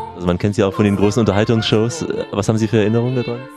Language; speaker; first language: German; native; German